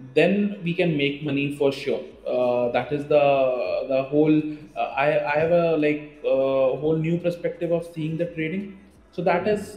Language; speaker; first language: English; non-native, local second language; Hindi